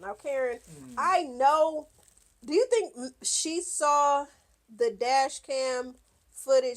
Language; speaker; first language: English; native; English